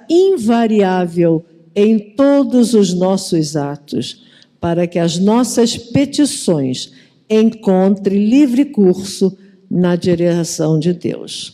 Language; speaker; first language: Portuguese; native; Portuguese